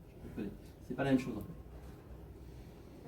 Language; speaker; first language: French; native; French